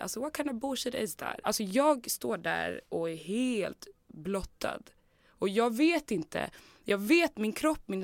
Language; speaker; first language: Swedish; native; Swedish